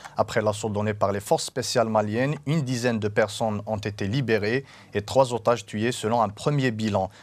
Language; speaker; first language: French; non-native, local second language; Arabic